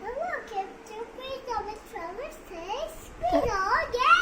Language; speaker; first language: English; non-native, local second language; Telugu